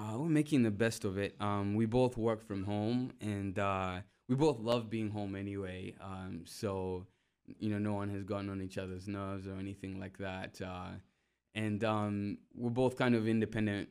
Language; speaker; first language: English; non-native, local second language; Ganda